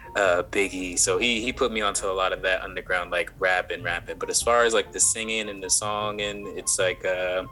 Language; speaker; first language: English; native; English